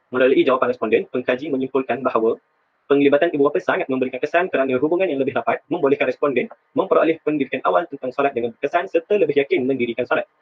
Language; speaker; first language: Malay; native; Malay